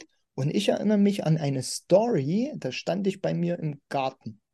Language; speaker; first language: German; native; German